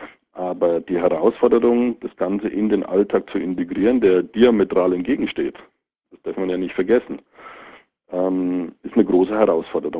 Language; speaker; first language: German; native; German